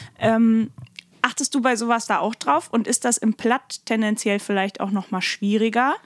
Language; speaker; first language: German; native; German